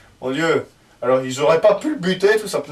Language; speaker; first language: French; native; French